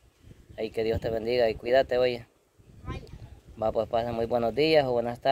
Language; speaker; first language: Spanish; native; Spanish